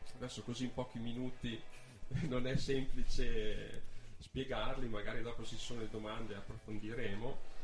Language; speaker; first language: Italian; native; Italian